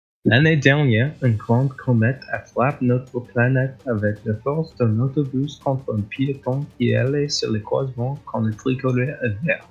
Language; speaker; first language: French; non-native, learner; English